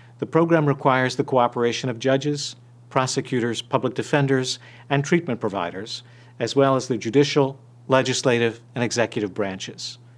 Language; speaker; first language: English; native; English